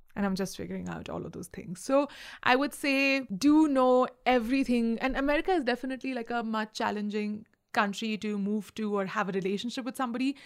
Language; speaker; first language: English; non-native, local second language; Hindi